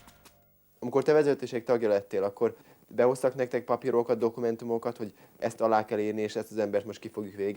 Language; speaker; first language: Hungarian; native; Hungarian